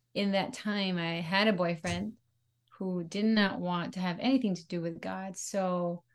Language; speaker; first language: English; non-native, local second language; Pampanga